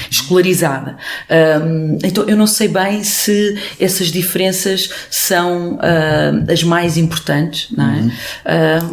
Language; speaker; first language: Portuguese; non-native, local second language; Kabuverdianu